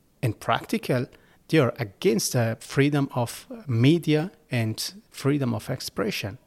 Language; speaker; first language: English; non-native, learner; Persian